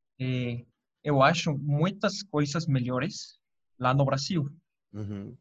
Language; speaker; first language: Portuguese; non-native, fluent; Spanish